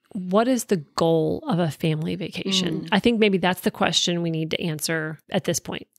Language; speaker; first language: English; native; English